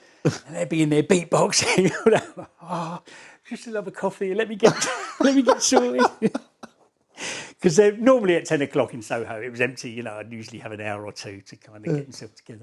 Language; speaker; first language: English; native; English